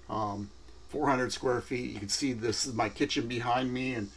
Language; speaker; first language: English; native; English